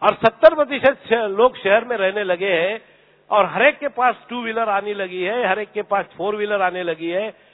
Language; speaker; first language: Hindi; non-native, local second language; Marathi